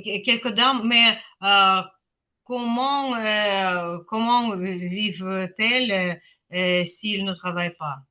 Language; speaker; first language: French; non-native, fluent; Ukrainian